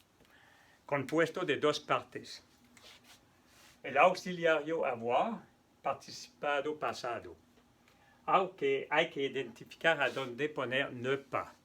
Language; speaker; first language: Spanish; non-native, fluent; French